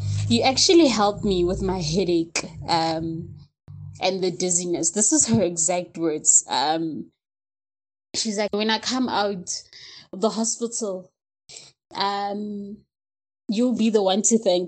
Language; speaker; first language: English; non-native, local second language; Tswana